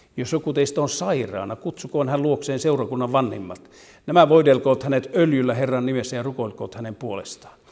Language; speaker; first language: Finnish; native; Finnish